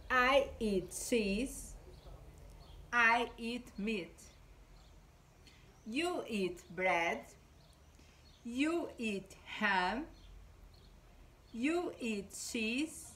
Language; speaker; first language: English; non-native, fluent; Portuguese